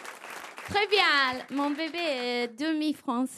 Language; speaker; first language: French; non-native, learner; English